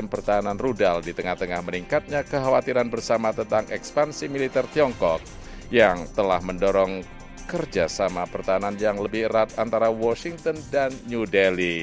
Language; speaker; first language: Indonesian; native; Indonesian